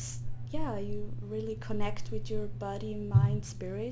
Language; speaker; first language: English; non-native, fluent; Swiss German